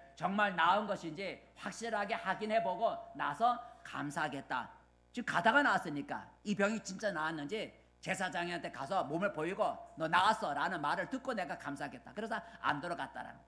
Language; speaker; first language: Korean; native; Korean